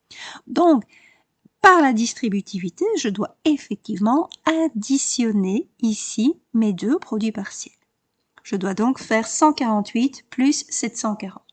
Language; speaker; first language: French; native; French